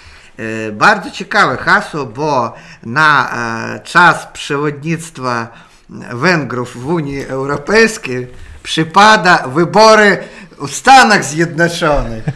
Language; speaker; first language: Polish; non-native, learner; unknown